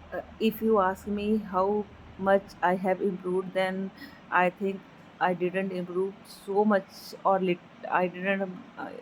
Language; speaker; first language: English; non-native, learner; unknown